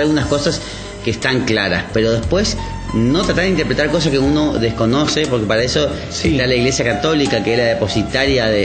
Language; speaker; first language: Spanish; native; Spanish